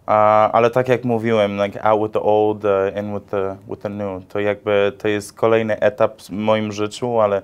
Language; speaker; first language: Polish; early bilingual, heritage; English